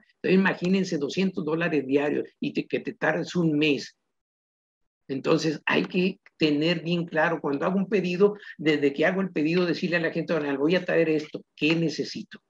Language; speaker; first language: Spanish; native; Spanish